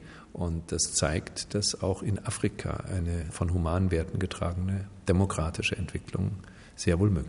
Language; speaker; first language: German; native; German